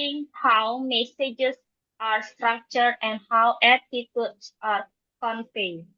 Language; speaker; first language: English; non-native, learner; Indonesian